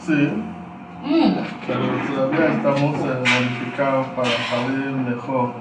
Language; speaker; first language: Spanish; non-native, learner; Chinese